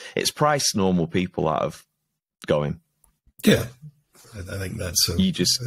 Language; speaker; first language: English; native; English